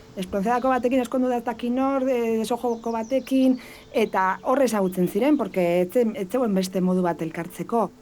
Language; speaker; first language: Basque; non-native, local second language; Spanish